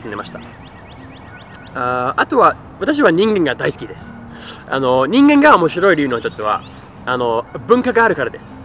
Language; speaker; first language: Japanese; non-native, fluent; English